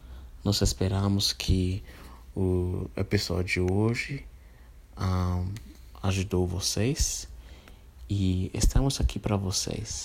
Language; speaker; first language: Portuguese; non-native, fluent; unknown